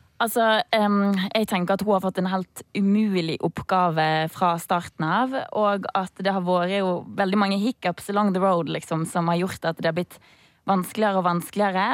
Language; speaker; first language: Norwegian; early bilingual, heritage; Norwegian